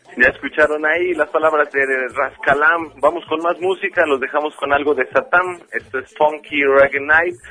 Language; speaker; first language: Spanish; native; Spanish